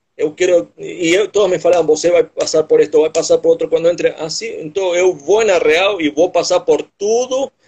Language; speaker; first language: Portuguese; non-native, learner; Spanish